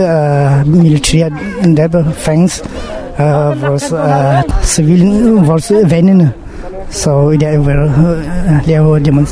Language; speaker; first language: Danish; non-native, learner; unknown